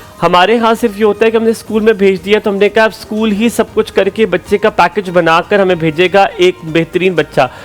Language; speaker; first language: Urdu; native; Urdu